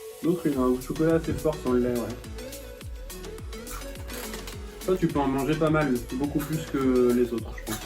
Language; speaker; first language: French; native; French